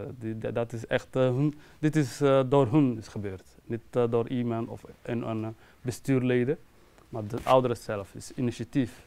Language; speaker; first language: Dutch; non-native, fluent; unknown